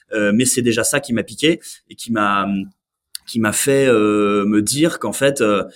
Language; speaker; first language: French; native; French